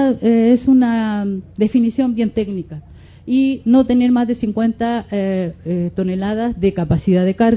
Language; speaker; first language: Spanish; native; Spanish